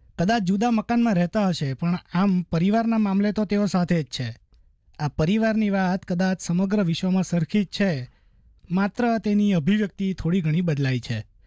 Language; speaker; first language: Gujarati; native; Gujarati